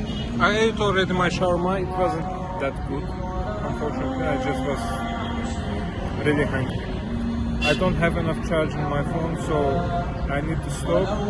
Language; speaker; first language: English; non-native, fluent; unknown